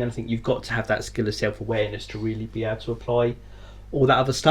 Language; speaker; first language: English; native; English